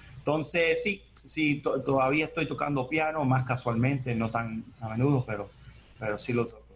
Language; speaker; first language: Spanish; early bilingual, heritage; Spanish